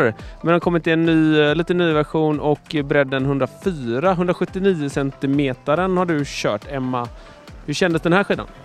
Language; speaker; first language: Swedish; native; Swedish